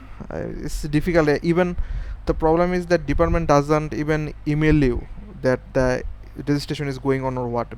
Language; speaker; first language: English; non-native, fluent; Bangla